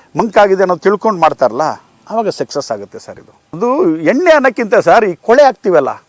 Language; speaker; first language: Kannada; native; Kannada